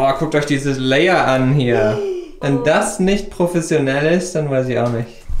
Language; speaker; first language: German; native; German